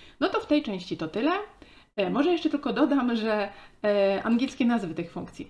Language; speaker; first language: Polish; native; Polish